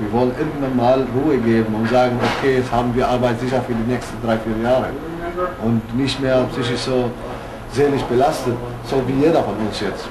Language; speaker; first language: German; non-native, fluent; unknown